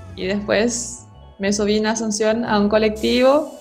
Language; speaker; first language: Spanish; non-native, fluent; German